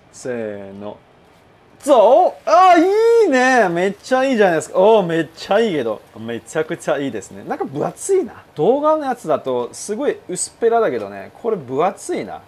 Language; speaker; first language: Japanese; non-native, fluent; Chinese